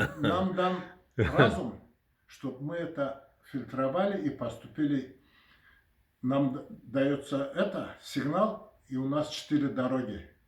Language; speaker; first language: Russian; non-native, local second language; Karachay-Balkar